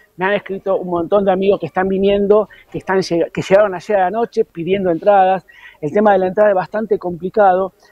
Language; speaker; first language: Spanish; native; Spanish